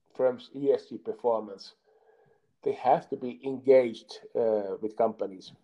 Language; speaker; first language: English; non-native, fluent; Finnish